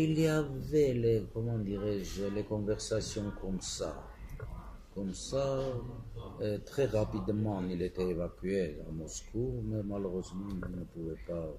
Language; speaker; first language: French; non-native, fluent; Armenian